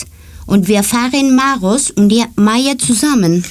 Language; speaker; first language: German; non-native, learner; Greek